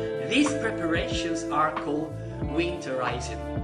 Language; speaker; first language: English; non-native, fluent; Spanish